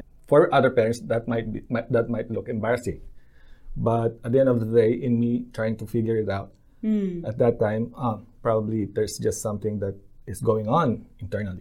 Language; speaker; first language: English; non-native, local second language; Filipino